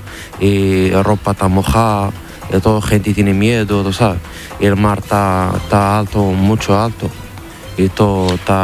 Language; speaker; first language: Spanish; non-native, learner; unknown